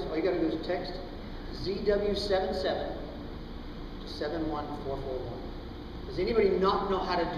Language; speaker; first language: English; native; English